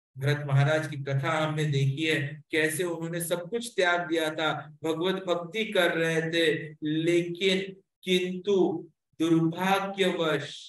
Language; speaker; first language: Hindi; non-native, local second language; Marathi